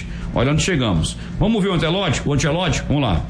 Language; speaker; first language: Portuguese; native; Portuguese